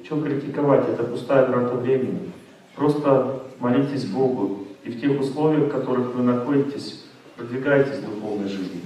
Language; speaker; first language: Russian; native; Russian